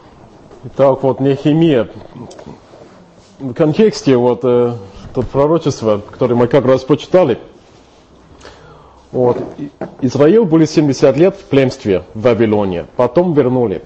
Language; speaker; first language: Russian; non-native, fluent; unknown